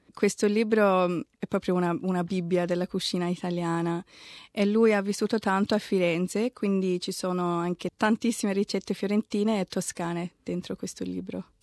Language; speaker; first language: Italian; non-native, fluent; English